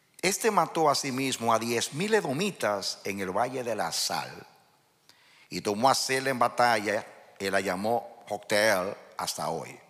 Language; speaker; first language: Spanish; native; Spanish